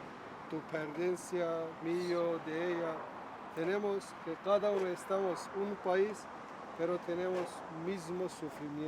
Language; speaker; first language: Spanish; non-native, learner; Kurdish